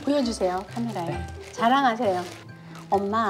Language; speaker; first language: Korean; native; Korean